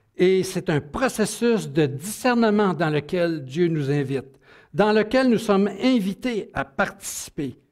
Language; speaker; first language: French; native; French